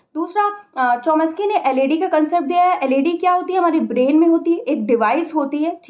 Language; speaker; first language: Hindi; native; Hindi